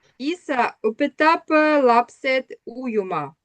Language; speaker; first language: Estonian; non-native, learner; Russian